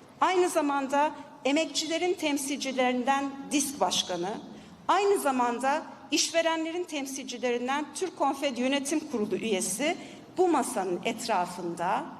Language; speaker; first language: Turkish; native; Turkish